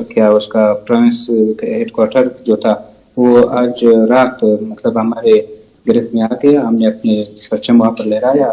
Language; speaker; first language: Urdu; non-native, fluent; Pashto